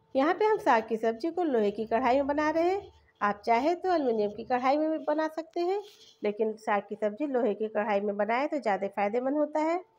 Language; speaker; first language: Hindi; native; Hindi